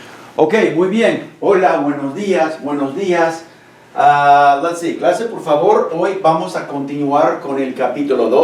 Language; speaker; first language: Spanish; non-native, fluent; English